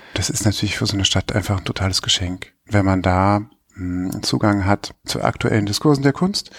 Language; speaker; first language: German; native; German